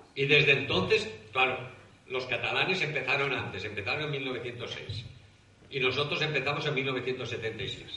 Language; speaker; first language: Spanish; non-native, local second language; Catalan